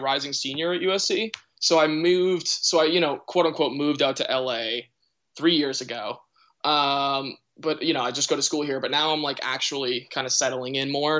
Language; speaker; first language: English; native; English